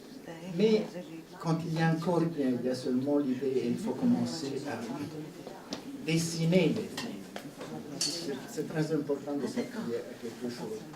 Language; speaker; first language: French; non-native, fluent; Italian